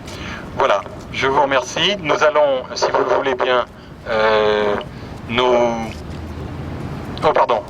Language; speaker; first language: French; native; French